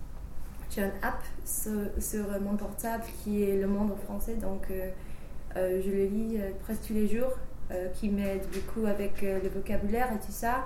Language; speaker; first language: French; non-native, fluent; English